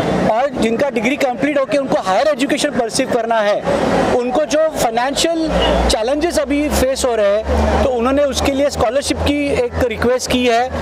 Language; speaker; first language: Hindi; non-native, local second language; Marathi